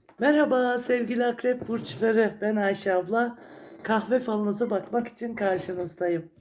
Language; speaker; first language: Turkish; native; Turkish